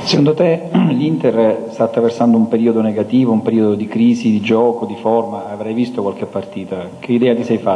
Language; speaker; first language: Italian; native; Italian